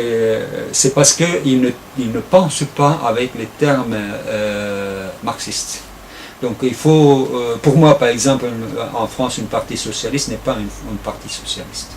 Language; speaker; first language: French; non-native, fluent; Turkish